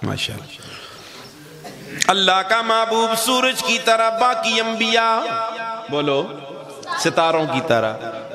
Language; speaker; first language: Urdu; non-native, local second language; Northern Hindko